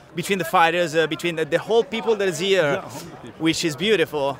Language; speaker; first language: English; non-native, fluent; Italian